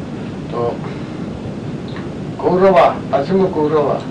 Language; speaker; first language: Russian; non-native, learner; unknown